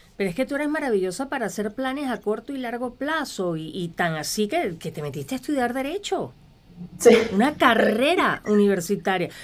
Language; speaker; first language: Spanish; native; Spanish